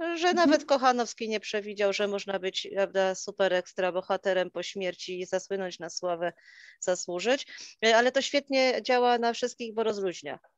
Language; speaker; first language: Polish; native; Polish